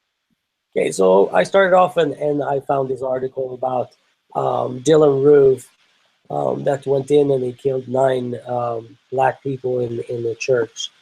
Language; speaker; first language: English; non-native, fluent; Swedish